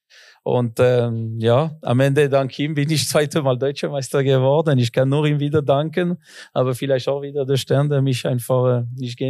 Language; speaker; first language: German; non-native, local second language; French